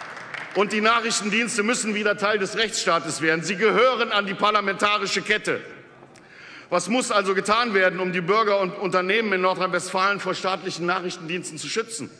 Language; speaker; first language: German; native; German